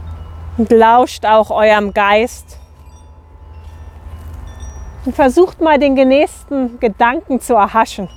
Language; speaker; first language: German; native; German